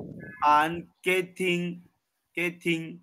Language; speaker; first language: English; non-native, learner; Chinese